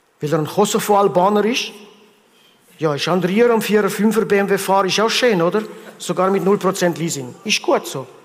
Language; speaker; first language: German; early bilingual, heritage; German